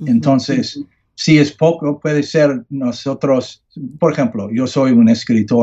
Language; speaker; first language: Spanish; non-native, learner; English